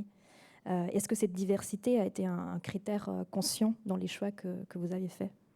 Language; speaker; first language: French; native; French